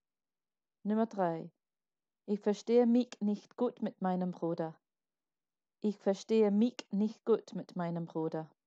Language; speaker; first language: German; non-native, fluent; English